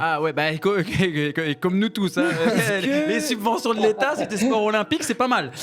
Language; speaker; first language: French; native; French